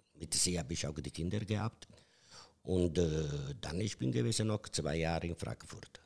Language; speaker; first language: German; non-native, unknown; Italian